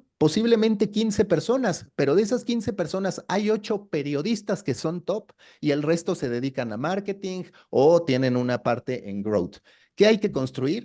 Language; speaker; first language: Spanish; native; Spanish